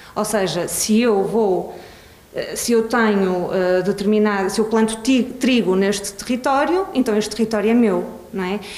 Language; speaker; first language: Portuguese; early bilingual, other home language; Swedish